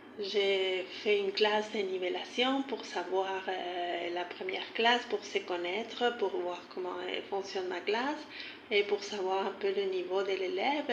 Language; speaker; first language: French; non-native, fluent; Spanish